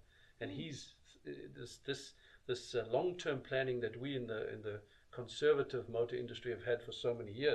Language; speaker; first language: English; native; English